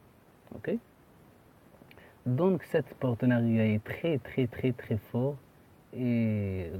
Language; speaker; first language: French; non-native, fluent; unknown